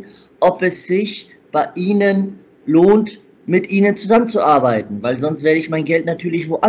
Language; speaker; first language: German; native; German